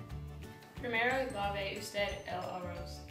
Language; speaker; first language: Spanish; non-native, learner; English